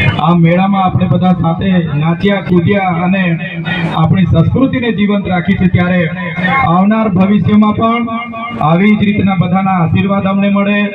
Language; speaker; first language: Gujarati; non-native, local second language; Vasavi